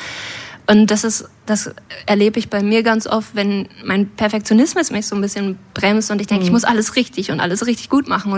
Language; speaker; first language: German; native; German